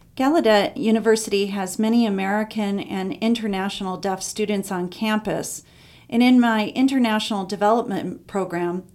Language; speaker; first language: English; native; English